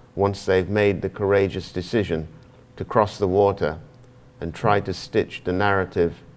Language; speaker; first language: English; native; English